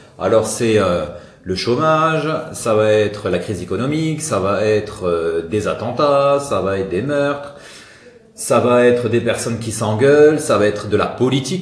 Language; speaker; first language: French; native; French